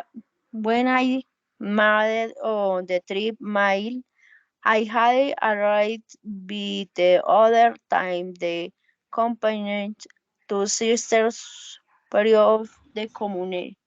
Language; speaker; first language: English; non-native, learner; Spanish